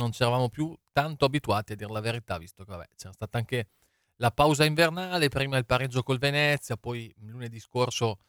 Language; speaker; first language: Italian; native; Italian